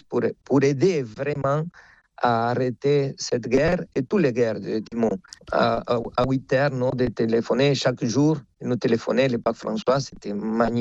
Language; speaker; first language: French; non-native, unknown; Spanish